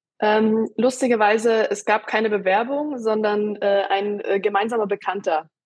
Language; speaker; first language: German; early bilingual, other home language; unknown